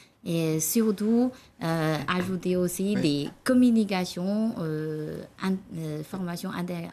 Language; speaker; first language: French; non-native, learner; Chinese